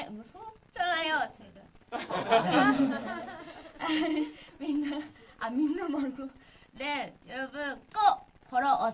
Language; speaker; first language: Korean; non-native, learner; Japanese